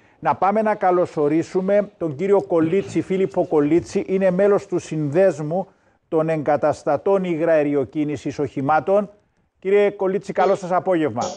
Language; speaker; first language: Greek; native; Greek